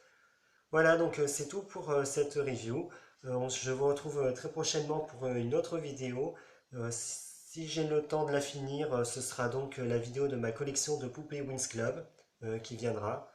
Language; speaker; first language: French; native; French